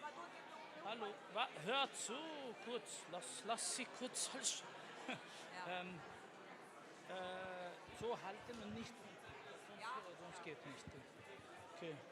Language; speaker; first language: German; non-native, learner; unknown